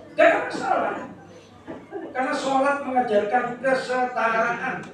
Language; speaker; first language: Indonesian; native; Indonesian